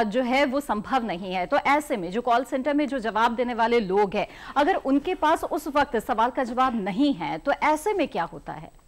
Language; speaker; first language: Hindi; native; Hindi